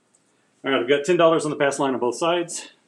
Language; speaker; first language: English; native; English